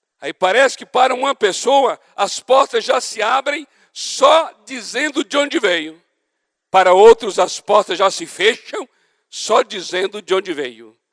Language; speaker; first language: Portuguese; native; Portuguese